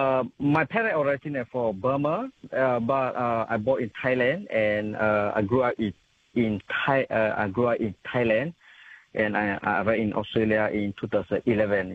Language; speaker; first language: English; non-native, local second language; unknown